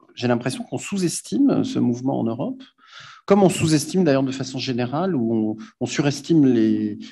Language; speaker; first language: French; native; French